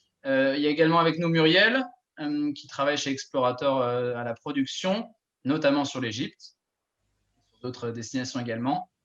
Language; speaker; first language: French; native; French